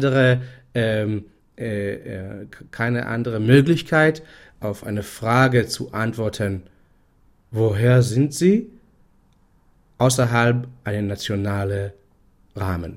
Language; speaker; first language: German; non-native, fluent; Hebrew